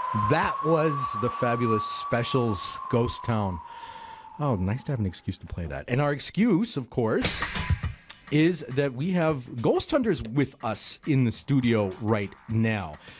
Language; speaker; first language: English; native; English